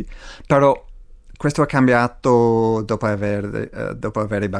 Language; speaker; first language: Italian; non-native, fluent; English